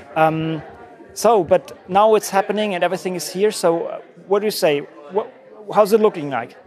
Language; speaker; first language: English; non-native, fluent; German